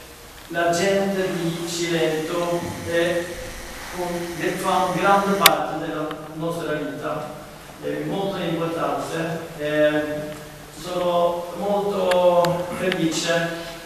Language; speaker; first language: Italian; non-native, learner; Norwegian